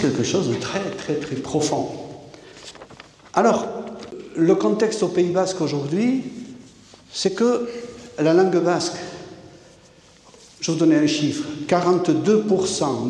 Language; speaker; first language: French; native; French